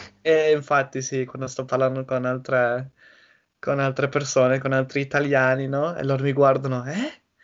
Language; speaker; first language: Italian; non-native, learner; English